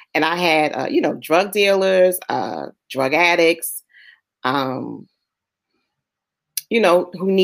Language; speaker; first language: English; native; English